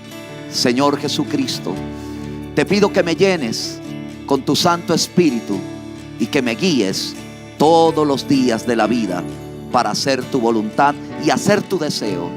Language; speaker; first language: Spanish; native; Spanish